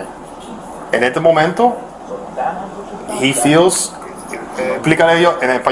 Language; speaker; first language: Spanish; early bilingual, heritage; Spanish